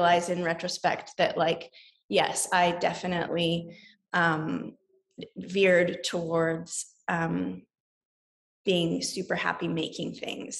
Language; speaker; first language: English; native; English